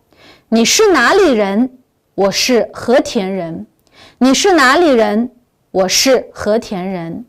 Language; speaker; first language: Chinese; non-native, local second language; Uyghur